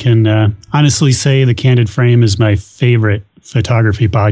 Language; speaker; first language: English; native; English